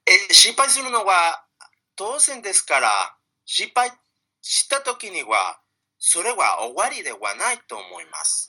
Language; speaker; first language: Japanese; non-native, fluent; Spanish